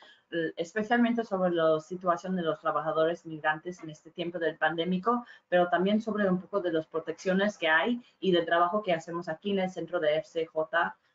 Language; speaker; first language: Spanish; non-native, fluent; English